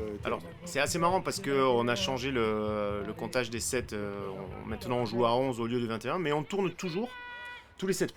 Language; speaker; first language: French; native; French